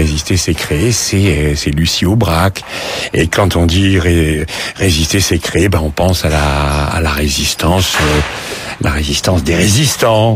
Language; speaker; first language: French; native; French